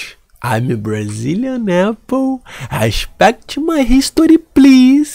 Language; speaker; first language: English; non-native, learner; Portuguese